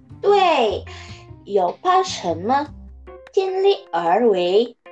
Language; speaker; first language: Chinese; non-native, learner; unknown